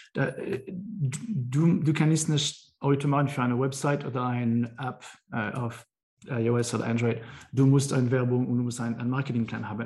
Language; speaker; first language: German; non-native, learner; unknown